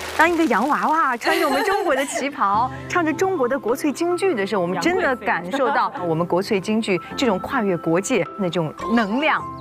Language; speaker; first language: Chinese; native; Chinese